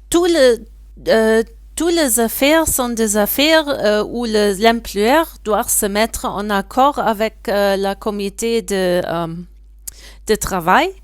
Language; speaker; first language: French; non-native, learner; German